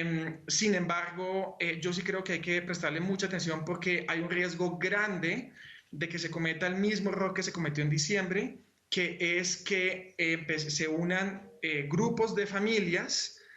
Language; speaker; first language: Spanish; native; Spanish